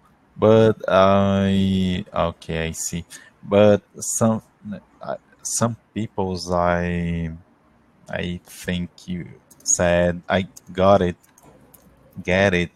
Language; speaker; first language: English; non-native, learner; Portuguese